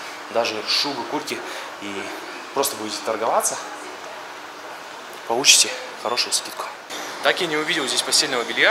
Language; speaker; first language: Russian; native; Russian